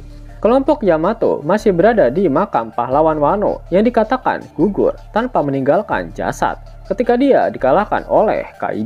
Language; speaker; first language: Indonesian; native; Indonesian